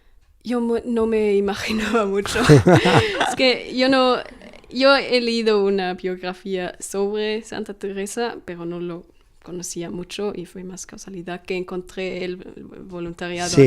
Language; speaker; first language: Spanish; non-native, fluent; German